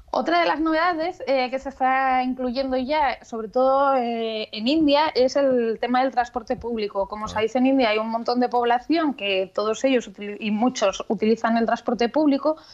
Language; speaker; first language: Spanish; native; Spanish